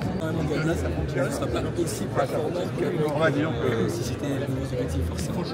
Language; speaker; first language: French; native; French